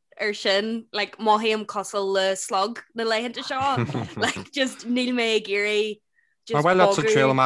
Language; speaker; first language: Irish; non-native, local second language; English